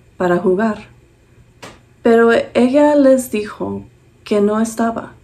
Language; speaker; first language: Spanish; early bilingual, heritage; Spanish